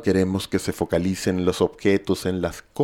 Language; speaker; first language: Spanish; native; Spanish